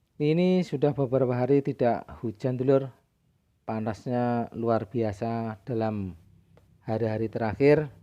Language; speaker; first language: Indonesian; non-native, local second language; Javanese